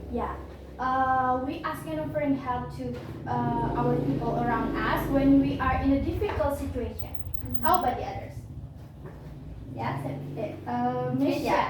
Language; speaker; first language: English; non-native, learner; Indonesian